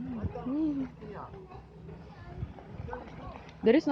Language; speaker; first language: English; non-native, learner; Indonesian